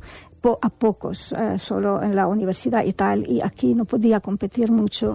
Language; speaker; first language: Spanish; non-native, fluent; Arabic